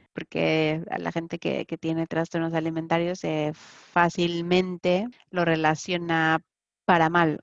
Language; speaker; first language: Spanish; native; Spanish